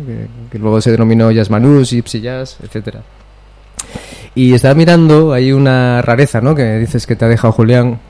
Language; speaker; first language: Spanish; native; Spanish